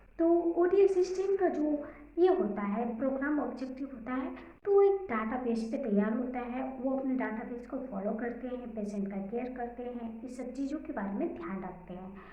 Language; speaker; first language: Hindi; native; Hindi